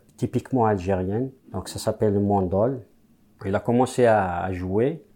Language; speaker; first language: French; non-native, local second language; Kabyle